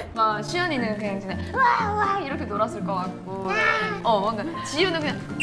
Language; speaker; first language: Korean; native; Korean